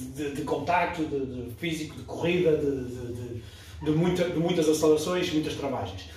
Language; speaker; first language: Portuguese; early bilingual, other home language; French